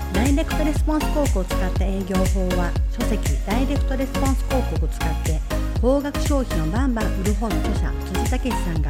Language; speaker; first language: Japanese; native; Japanese